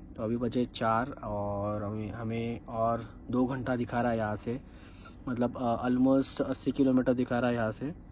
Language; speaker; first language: Hindi; non-native, local second language; Marathi